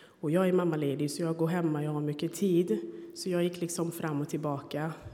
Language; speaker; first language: Swedish; non-native, fluent; Rundi